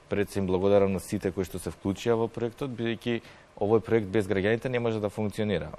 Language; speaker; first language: Macedonian; native; Macedonian